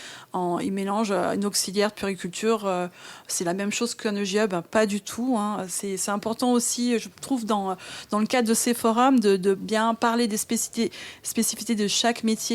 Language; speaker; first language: French; native; French